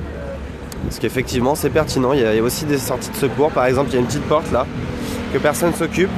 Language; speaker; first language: French; native; French